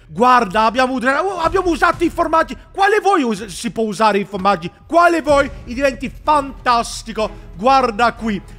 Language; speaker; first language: Italian; non-native, learner; Swedish